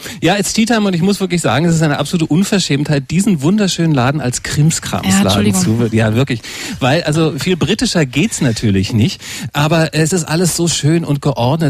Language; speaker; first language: German; native; German